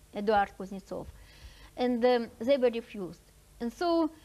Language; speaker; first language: English; non-native, fluent; Russian